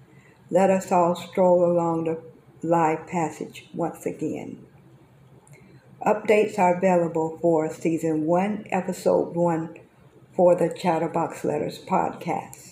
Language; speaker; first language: English; native; English